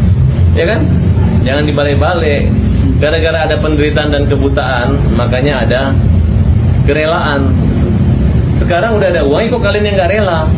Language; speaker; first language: Indonesian; native; Indonesian